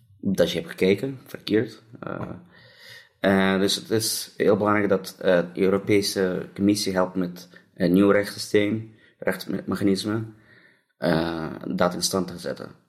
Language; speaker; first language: Dutch; non-native, fluent; Russian